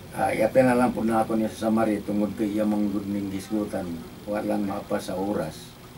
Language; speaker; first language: Cebuano; native; Cebuano